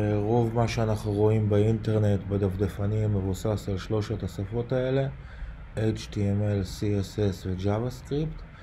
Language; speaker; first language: Hebrew; native; Hebrew